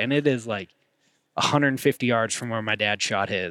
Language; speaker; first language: English; native; English